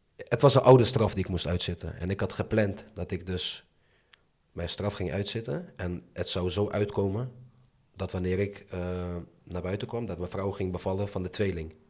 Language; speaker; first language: Dutch; early bilingual, other home language; Azerbaijani